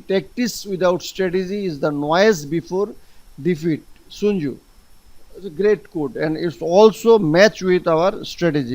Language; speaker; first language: English; non-native, local second language; Bangla